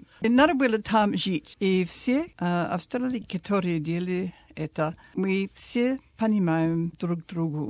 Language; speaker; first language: Russian; non-native, fluent; English